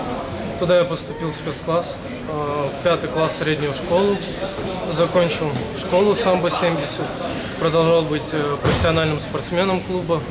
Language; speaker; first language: Russian; native; Russian